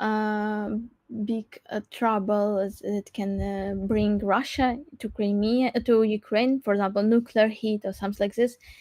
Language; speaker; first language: English; non-native, learner; Crimean Tatar